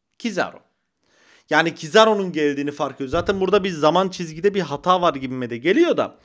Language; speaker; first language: Turkish; early bilingual, heritage; Turkish